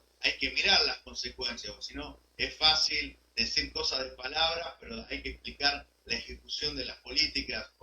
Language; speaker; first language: Spanish; native; Spanish